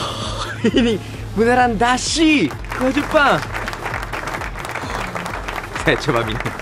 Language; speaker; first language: Indonesian; non-native, fluent; Japanese